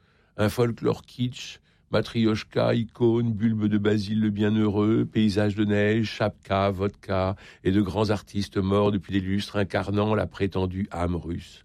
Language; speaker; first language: French; native; French